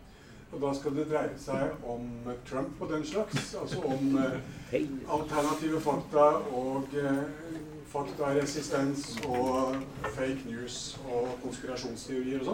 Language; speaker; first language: Norwegian; native; Norwegian